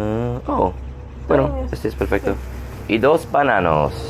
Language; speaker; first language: Spanish; non-native, learner; English